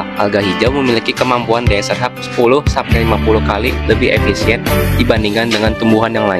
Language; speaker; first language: Indonesian; native; Indonesian